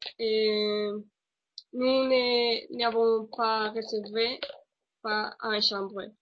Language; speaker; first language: French; non-native, learner; Spanish